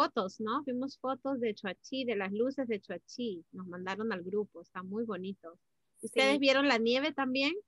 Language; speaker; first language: Spanish; native; Spanish